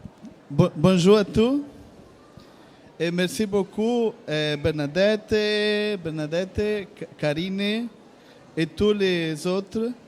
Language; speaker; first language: French; non-native, learner; Portuguese